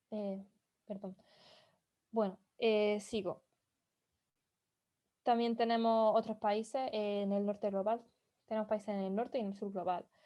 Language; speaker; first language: Spanish; native; Spanish